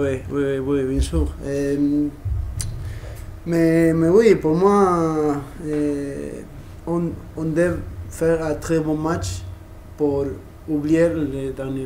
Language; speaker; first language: French; non-native, learner; Spanish